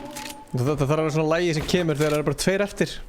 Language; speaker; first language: Icelandic; native; Icelandic